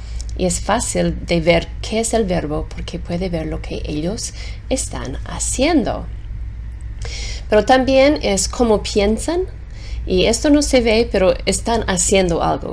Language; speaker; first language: Spanish; non-native, fluent; English